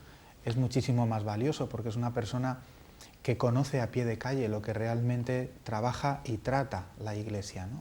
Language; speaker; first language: Spanish; native; Spanish